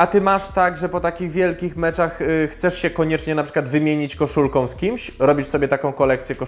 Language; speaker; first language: Polish; native; Polish